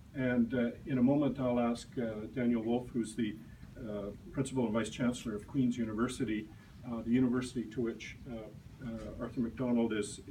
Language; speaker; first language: English; native; English